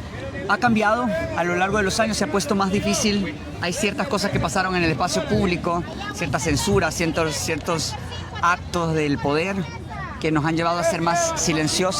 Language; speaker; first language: Spanish; native; Spanish